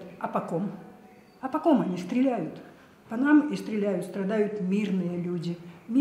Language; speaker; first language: Russian; native; Russian